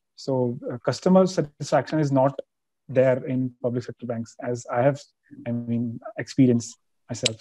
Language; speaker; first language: English; non-native, local second language; Hindi